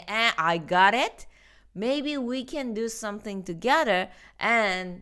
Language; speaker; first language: English; non-native, learner; Japanese